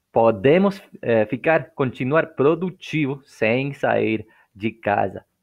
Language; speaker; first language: Portuguese; non-native, fluent; English